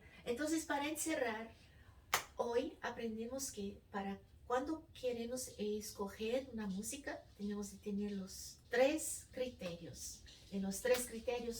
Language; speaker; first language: Spanish; non-native, learner; Portuguese